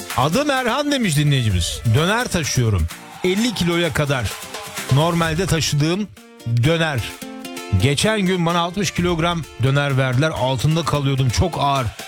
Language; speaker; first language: Turkish; early bilingual, heritage; Turkish